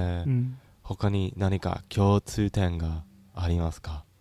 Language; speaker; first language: Japanese; non-native, learner; English